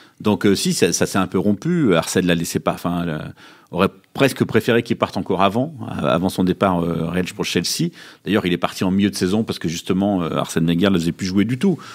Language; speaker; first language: French; native; French